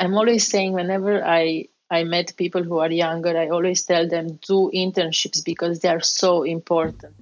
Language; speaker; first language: English; non-native, fluent; Romanian